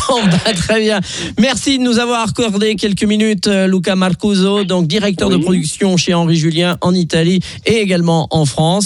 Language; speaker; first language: French; native; French